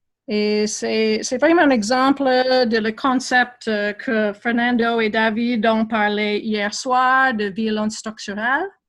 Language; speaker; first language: French; non-native, fluent; English